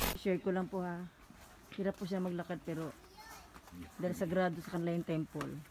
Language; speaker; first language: Filipino; native; Filipino